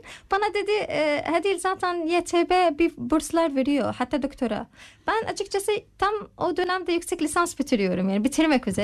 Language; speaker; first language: Turkish; non-native, learner; Arabic